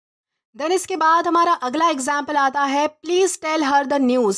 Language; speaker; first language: Hindi; native; Hindi